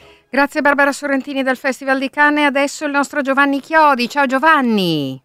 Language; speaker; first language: Italian; native; Italian